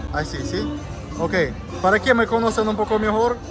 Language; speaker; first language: Spanish; non-native, learner; Russian